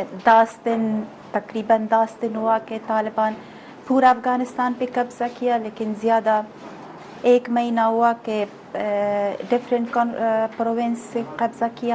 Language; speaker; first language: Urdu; non-native, fluent; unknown